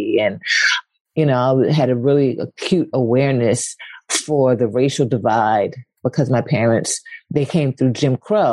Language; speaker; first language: English; native; English